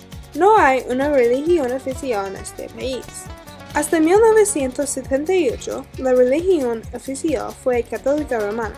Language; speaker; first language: Spanish; non-native, learner; English